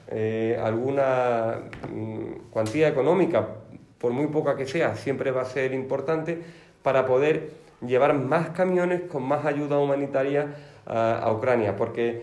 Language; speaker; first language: Spanish; native; Spanish